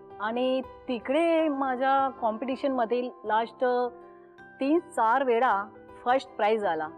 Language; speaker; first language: Marathi; non-native, local second language; Kachhi